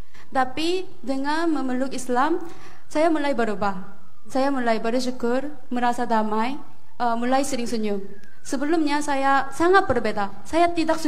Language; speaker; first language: Indonesian; non-native, fluent; Korean